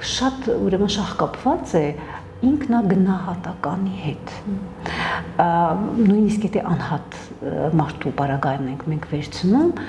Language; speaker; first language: Armenian; native; Armenian